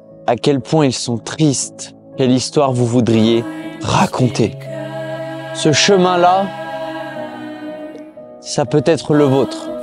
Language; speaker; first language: French; native; French